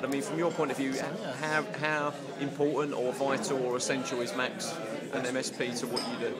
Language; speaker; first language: English; native; English